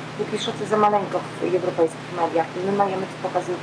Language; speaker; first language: Ukrainian; non-native, learner; Polish